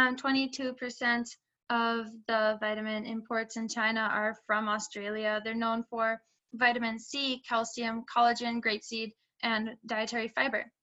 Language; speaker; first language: English; native; English